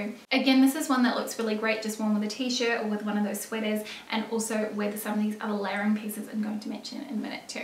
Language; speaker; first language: English; native; English